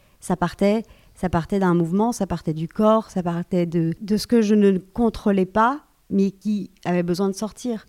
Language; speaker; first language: French; native; French